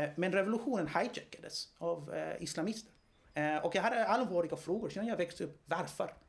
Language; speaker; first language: Swedish; non-native, fluent; Greek